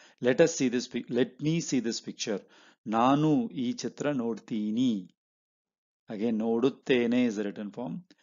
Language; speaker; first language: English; non-native, local second language; Hindi